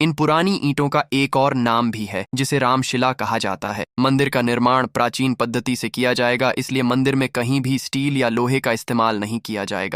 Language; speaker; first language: Hindi; native; Hindi